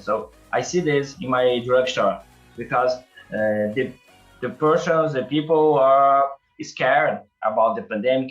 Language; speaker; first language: English; non-native, learner; Portuguese